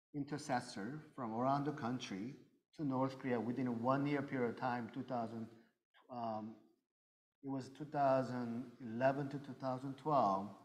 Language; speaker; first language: English; early bilingual, other home language; Korean